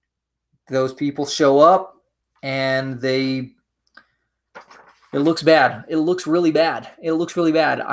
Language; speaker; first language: English; native; English